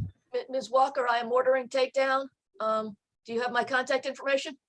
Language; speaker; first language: English; native; English